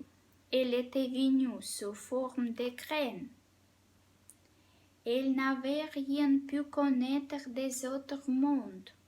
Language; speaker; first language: French; non-native, fluent; Russian